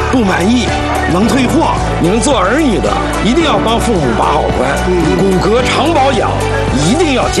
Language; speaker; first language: Chinese; native; Chinese